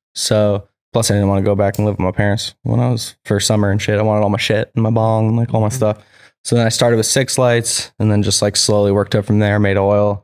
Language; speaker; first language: English; native; English